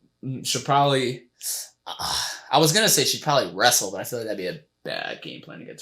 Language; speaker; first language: English; native; English